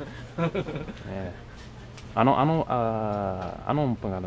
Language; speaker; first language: Filipino; non-native, learner; English